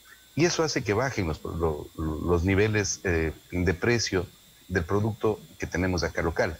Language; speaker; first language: Spanish; native; Spanish